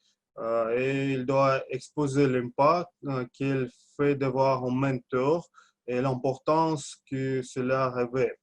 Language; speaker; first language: French; non-native, fluent; Russian